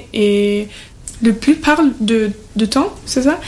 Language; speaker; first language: French; non-native, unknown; German